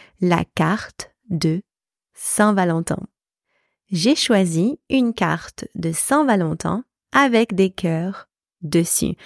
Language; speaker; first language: French; native; French